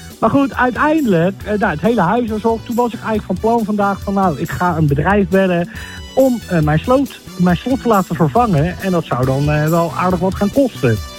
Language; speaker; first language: Dutch; native; Dutch